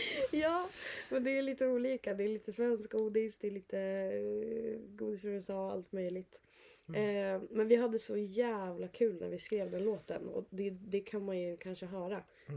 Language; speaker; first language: Swedish; native; Swedish